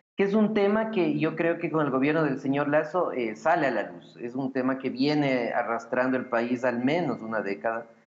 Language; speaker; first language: Spanish; native; Spanish